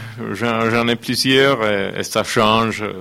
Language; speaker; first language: French; non-native, fluent; Finnish